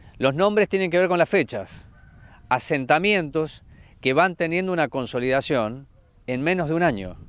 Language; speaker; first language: Spanish; native; Spanish